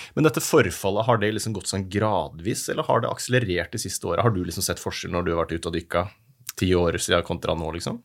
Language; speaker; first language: Norwegian; native; Norwegian